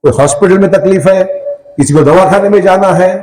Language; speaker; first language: Hindi; non-native, local second language; Marathi